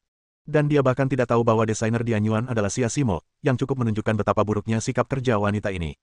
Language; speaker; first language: Indonesian; native; Indonesian